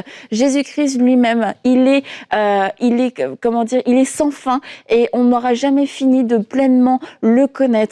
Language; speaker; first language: French; native; French